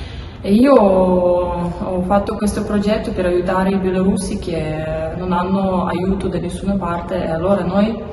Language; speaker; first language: Italian; non-native, learner; Belarusian